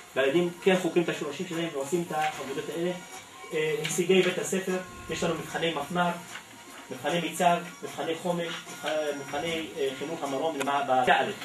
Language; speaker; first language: Hebrew; non-native, local second language; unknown